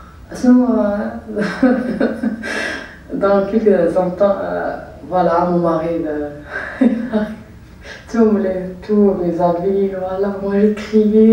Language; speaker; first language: French; non-native, learner; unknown